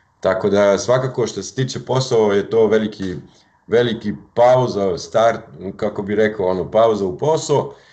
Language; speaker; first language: Croatian; non-native, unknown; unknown